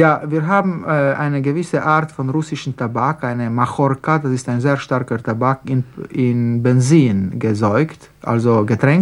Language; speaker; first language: German; non-native, fluent; Slovak